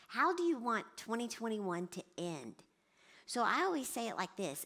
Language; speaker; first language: English; native; English